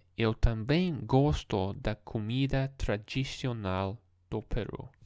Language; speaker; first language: Portuguese; non-native, learner; English